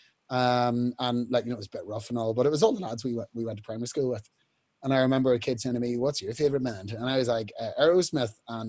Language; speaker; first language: English; native; English